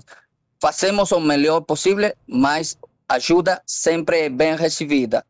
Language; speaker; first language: Portuguese; non-native, fluent; Spanish